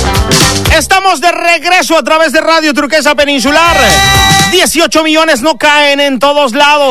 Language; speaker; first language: Spanish; native; Spanish